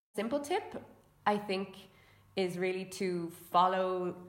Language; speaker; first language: English; native; English